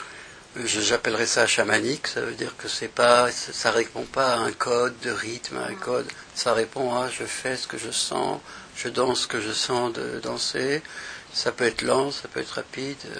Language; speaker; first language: French; native; French